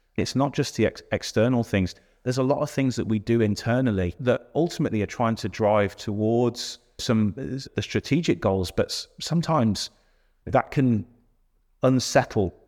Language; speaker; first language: English; native; English